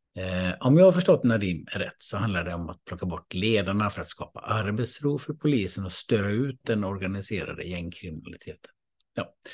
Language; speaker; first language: Swedish; native; Swedish